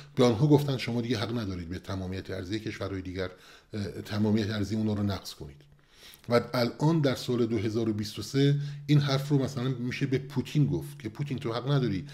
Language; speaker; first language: Persian; non-native, local second language; Kurdish